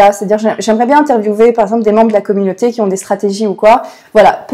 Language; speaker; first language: French; native; French